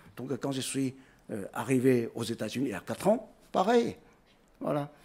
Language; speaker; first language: French; non-native, fluent; Chinese